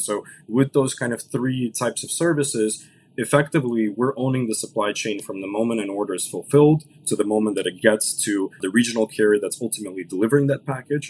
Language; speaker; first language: English; early bilingual, other home language; Russian